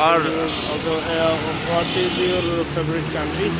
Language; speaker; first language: English; non-native, learner; Bangla